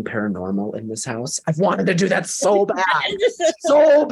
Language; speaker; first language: English; native; English